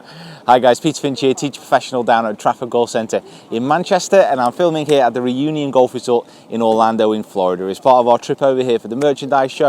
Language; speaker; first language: English; native; English